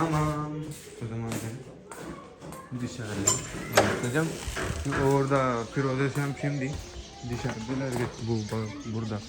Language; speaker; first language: Turkish; non-native, learner; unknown